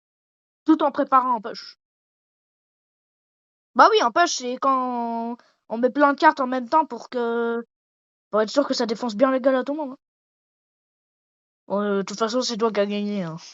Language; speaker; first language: French; native; French